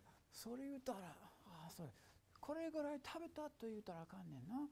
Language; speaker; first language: Japanese; non-native, fluent; English